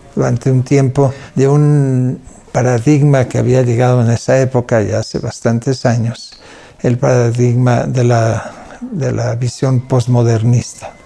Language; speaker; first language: Spanish; non-native, local second language; Catalan